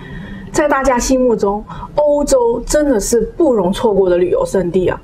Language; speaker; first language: Chinese; native; Chinese